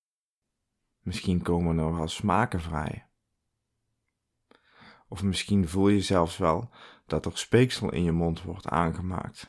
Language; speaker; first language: Dutch; native; Dutch